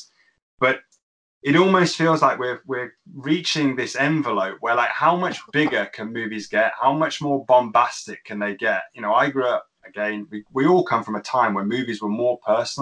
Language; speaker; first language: English; native; English